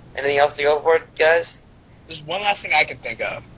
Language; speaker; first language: English; native; English